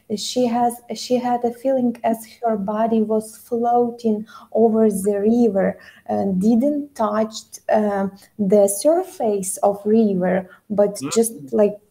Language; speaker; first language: English; non-native, fluent; Ukrainian